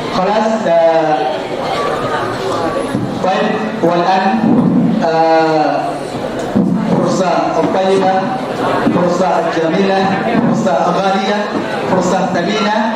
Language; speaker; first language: Arabic; non-native, fluent; Indonesian